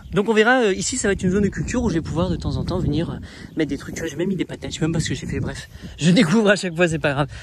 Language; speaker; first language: French; native; French